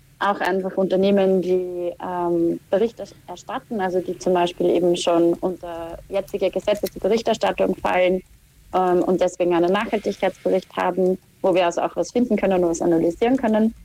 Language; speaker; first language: German; native; German